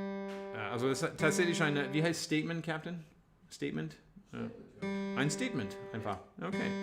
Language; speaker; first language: German; non-native, learner; English